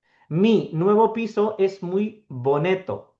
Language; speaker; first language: Spanish; non-native, learner; Urdu